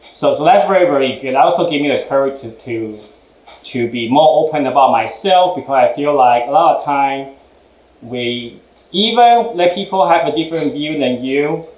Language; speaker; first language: English; early bilingual, other home language; Chinese